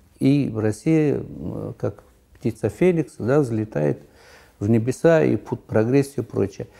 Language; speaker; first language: Russian; non-native, local second language; Tajik